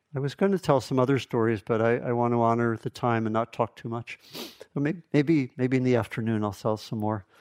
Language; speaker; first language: English; native; English